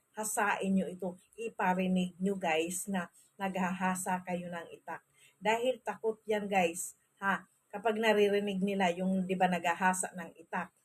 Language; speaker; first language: Filipino; non-native, local second language; Masbatenyo